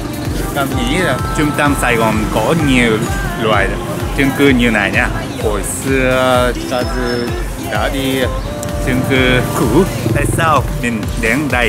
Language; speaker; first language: Vietnamese; non-native, learner; Japanese